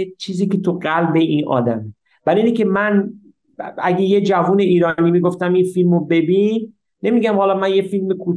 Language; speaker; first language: Persian; early bilingual, heritage; English